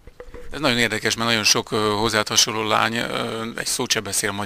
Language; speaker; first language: Hungarian; native; Hungarian